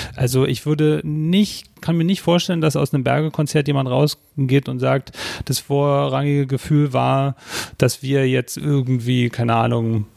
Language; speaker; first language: German; native; German